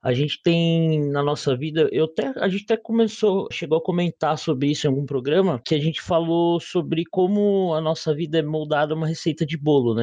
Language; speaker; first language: Portuguese; native; Portuguese